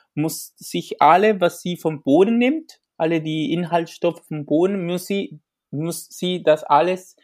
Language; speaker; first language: German; non-native, fluent; Spanish